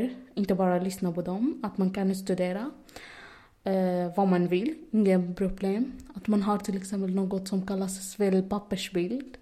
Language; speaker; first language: Swedish; non-native, learner; Arabic